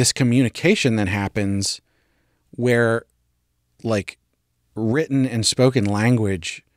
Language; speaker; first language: English; native; English